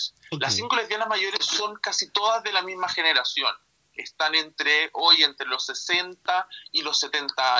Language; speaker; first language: Spanish; native; Spanish